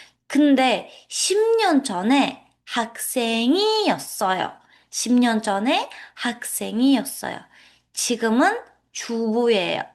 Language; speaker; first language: Korean; non-native, fluent; Uzbek